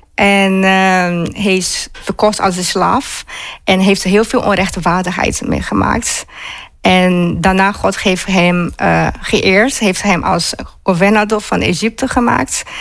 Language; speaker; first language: Dutch; non-native, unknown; Portuguese